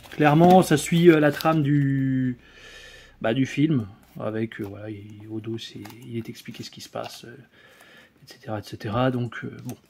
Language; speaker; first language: French; native; French